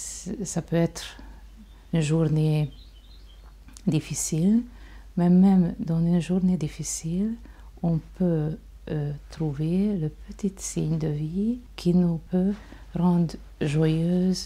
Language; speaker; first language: French; non-native, fluent; Hungarian